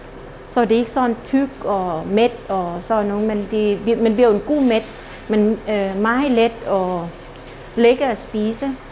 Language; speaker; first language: Danish; non-native, fluent; Thai